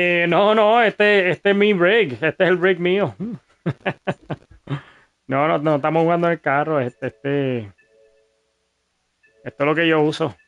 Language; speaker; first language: Spanish; early bilingual, heritage; Spanish